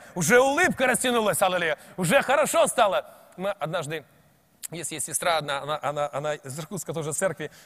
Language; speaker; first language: Russian; native; Russian